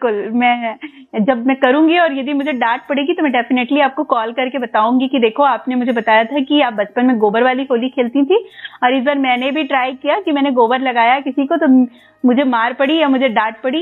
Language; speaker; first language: Hindi; native; Hindi